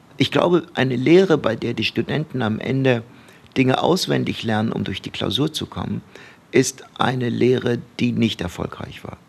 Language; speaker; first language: German; early bilingual, other home language; Turkish